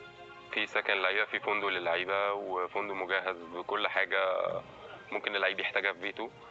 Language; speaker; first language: Arabic; native; Arabic